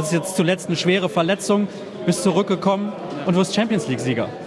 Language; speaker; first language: German; native; German